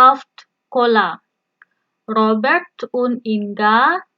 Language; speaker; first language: German; non-native, fluent; Indonesian